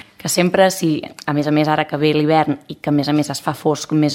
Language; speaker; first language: Catalan; native; Catalan